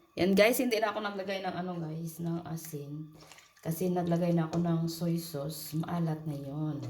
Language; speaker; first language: Filipino; non-native, local second language; Cebuano